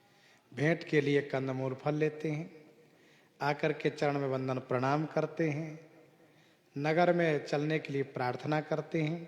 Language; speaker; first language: Hindi; native; Hindi